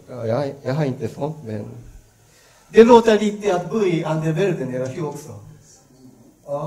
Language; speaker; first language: Swedish; non-native, learner; Japanese